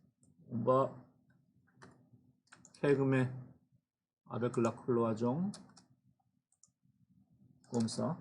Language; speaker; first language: French; non-native, fluent; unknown